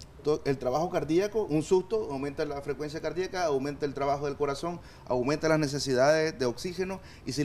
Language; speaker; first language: Spanish; native; Spanish